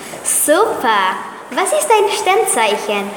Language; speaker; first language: German; non-native, learner; Spanish